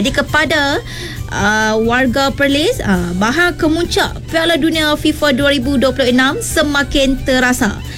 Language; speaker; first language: Malay; native; Malay